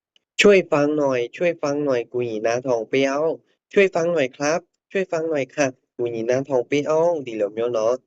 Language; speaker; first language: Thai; non-native, fluent; Burmese